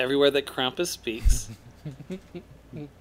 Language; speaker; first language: English; native; English